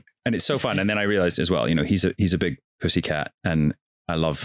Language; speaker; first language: English; native; English